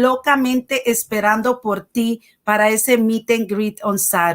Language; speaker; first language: Spanish; native; Spanish